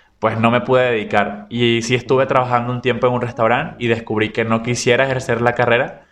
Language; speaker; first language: Spanish; native; Spanish